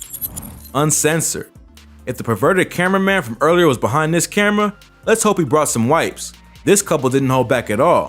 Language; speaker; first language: English; native; English